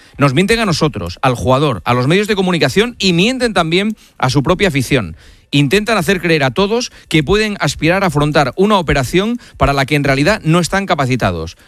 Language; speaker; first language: Spanish; native; Spanish